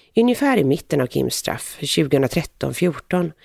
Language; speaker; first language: Swedish; native; Swedish